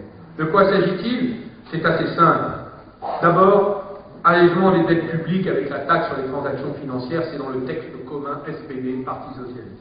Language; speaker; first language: French; native; French